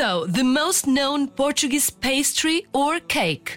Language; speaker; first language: English; non-native, fluent; Portuguese